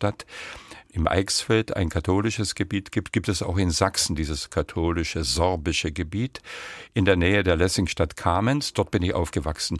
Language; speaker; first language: German; non-native, local second language; Upper Sorbian